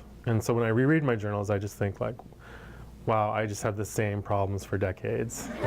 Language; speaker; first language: English; native; English